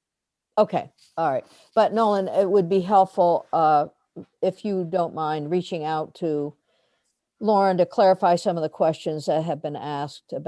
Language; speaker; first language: English; native; English